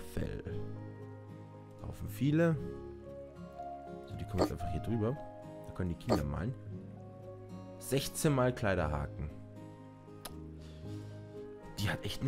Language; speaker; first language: German; native; German